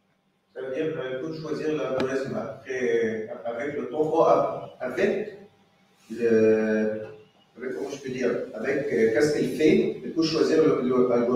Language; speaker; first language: French; non-native, learner; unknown